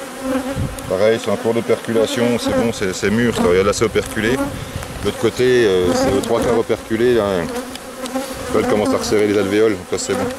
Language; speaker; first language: French; native; French